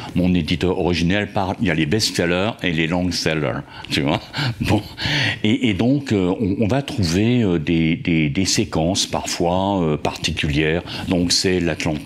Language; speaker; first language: French; native; French